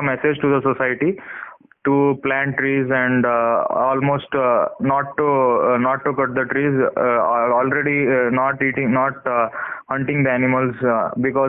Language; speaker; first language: English; non-native, local second language; Kannada